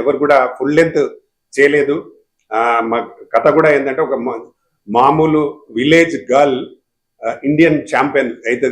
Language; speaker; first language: Telugu; native; Telugu